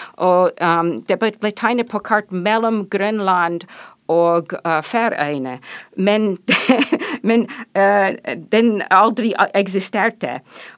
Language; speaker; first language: Norwegian; non-native, fluent; English